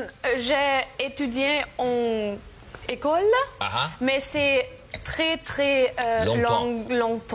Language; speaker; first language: French; non-native, learner; German